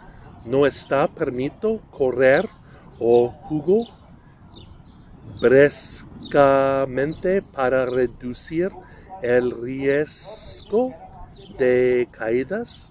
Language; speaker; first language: Spanish; non-native, learner; English